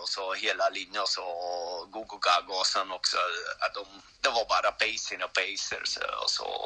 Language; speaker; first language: Swedish; non-native, learner; French